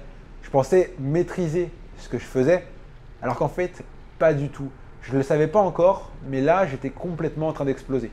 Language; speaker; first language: French; native; French